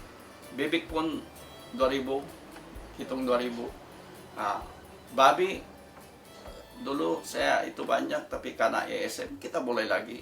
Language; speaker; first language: Indonesian; non-native, fluent; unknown